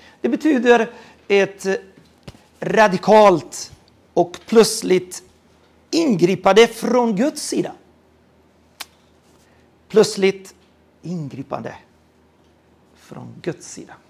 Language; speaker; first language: Swedish; non-native, fluent; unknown